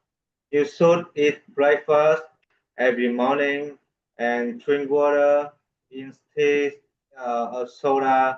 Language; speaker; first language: English; non-native, learner; Vietnamese